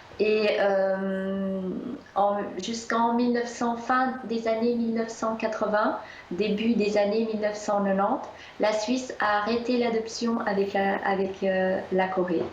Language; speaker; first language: French; early bilingual, other home language; Korean